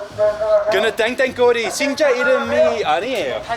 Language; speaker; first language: Korean; non-native, learner; Dutch